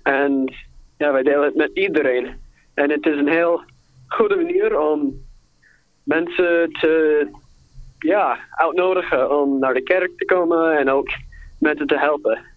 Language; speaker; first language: Dutch; non-native, learner; English